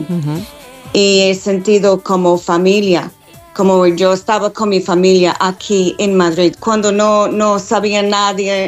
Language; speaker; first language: Spanish; non-native, fluent; English